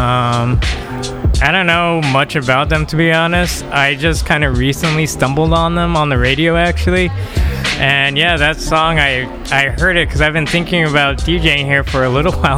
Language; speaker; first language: English; native; English